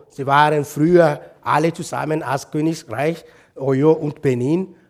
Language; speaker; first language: German; non-native, fluent; Igbo